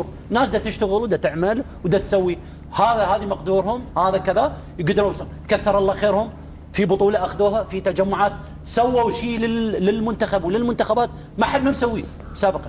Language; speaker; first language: Arabic; native; Arabic